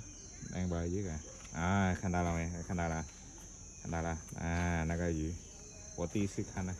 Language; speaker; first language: Chinese; non-native, fluent; Vietnamese